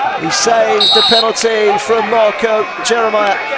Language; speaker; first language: English; native; English